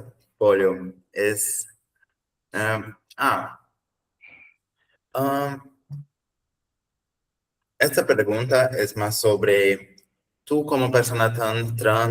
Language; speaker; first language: Spanish; non-native, learner; Portuguese